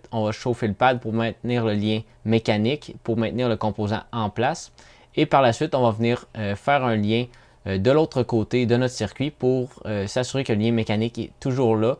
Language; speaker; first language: French; native; French